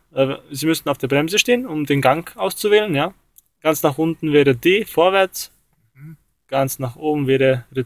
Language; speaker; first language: German; native; German